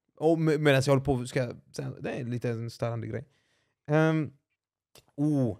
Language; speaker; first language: Swedish; early bilingual, other home language; Arabic